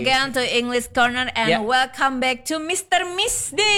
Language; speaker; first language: English; non-native, learner; Indonesian